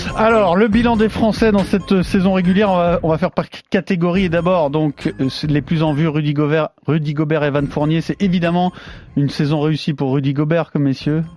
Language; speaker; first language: French; native; French